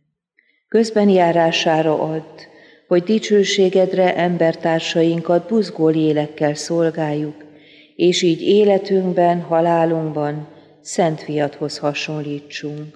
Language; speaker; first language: Hungarian; native; Hungarian